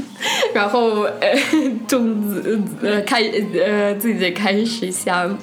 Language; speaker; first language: Chinese; non-native, fluent; Russian